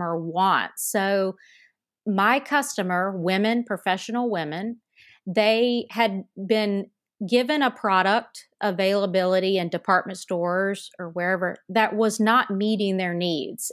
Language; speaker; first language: English; native; English